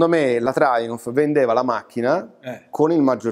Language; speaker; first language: Italian; native; Italian